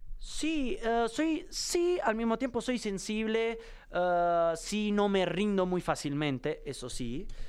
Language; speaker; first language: Spanish; non-native, fluent; Italian